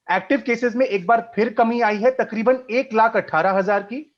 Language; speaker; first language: Hindi; native; Hindi